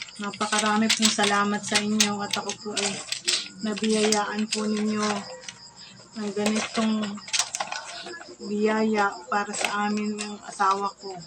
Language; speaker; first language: Filipino; native; Filipino